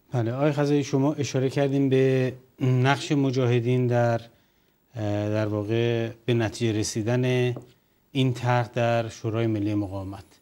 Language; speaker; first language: Persian; native; Persian